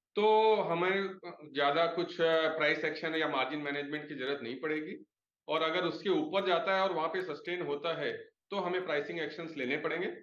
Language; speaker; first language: Hindi; native; Hindi